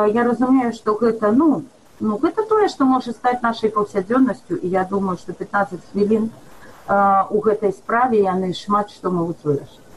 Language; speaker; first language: Belarusian; native; Belarusian